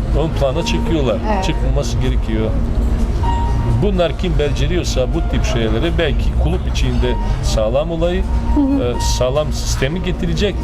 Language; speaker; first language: Turkish; non-native, fluent; Serbian